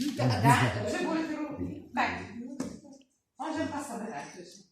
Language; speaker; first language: Russian; non-native, learner; Czech